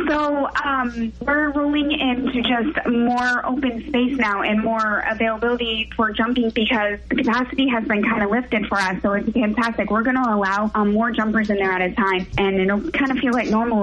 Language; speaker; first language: English; native; English